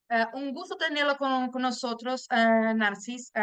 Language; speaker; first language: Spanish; non-native, fluent; Portuguese